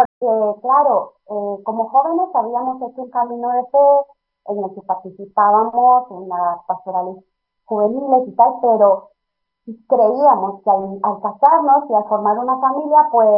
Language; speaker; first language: Spanish; native; Spanish